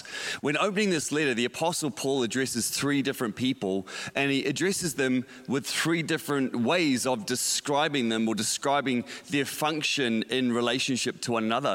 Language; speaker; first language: English; native; English